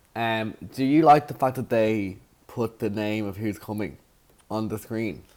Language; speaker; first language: English; native; English